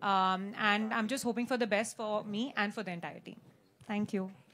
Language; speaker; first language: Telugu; non-native, learner; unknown